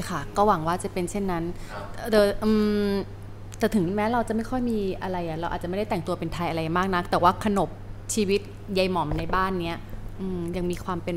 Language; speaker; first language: Thai; native; Thai